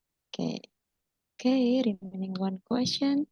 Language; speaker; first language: English; non-native, fluent; Indonesian